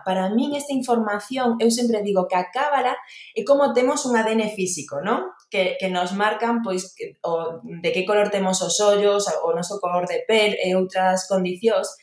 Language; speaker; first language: Galician; non-native, local second language; Spanish